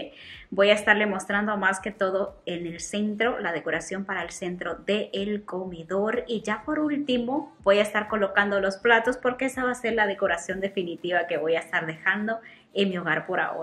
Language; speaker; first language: Spanish; native; Spanish